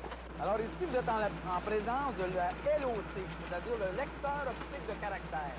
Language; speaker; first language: French; native; French